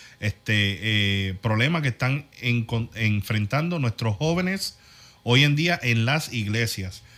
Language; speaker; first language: Spanish; early bilingual, heritage; Spanish